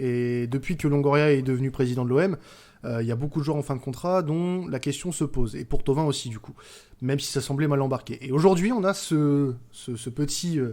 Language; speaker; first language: French; native; French